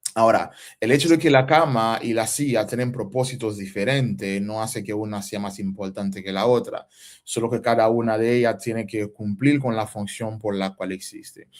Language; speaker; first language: Spanish; non-native, fluent; Haitian Creole